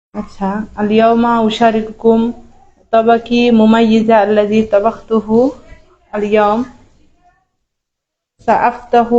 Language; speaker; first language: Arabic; non-native, learner; Bangla